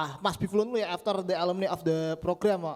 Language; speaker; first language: English; non-native, learner; Indonesian